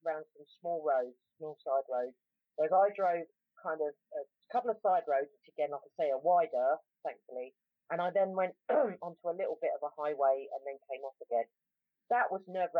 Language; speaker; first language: English; native; English